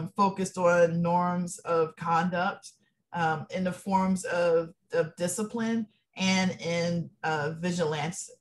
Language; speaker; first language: English; native; English